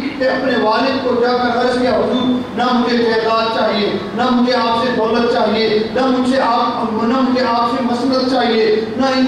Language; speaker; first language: Urdu; non-native, local second language; Punjabi